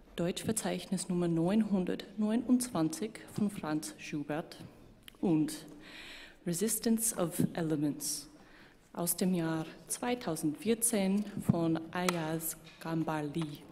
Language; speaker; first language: German; native; German